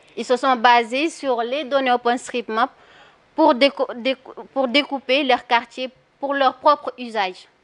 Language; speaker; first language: French; non-native, local second language; Wolof